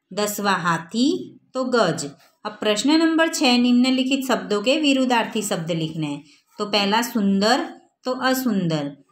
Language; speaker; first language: Hindi; non-native, local second language; Gujarati